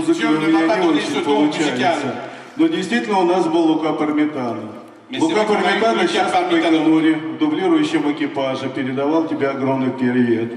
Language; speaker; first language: Russian; native; Russian